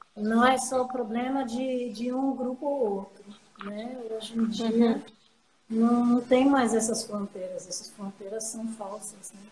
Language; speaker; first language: Portuguese; non-native, fluent; English